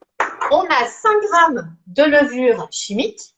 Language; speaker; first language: French; native; French